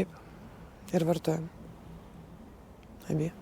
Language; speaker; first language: Lithuanian; early bilingual, other home language; Russian